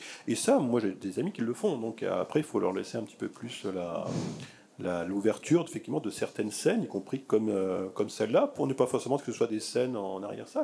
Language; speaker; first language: French; native; French